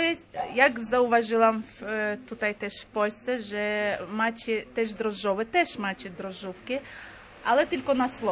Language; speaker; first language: Polish; non-native, fluent; Crimean Tatar